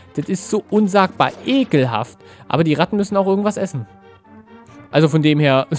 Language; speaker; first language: German; native; German